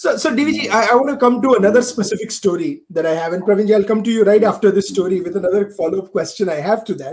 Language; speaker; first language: English; non-native, local second language; Gujarati